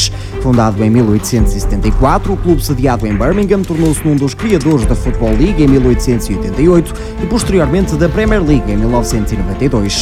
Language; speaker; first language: Portuguese; native; Portuguese